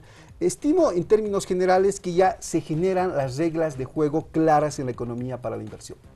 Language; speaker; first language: Spanish; native; Spanish